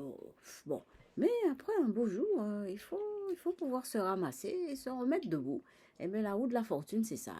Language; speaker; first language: French; native; French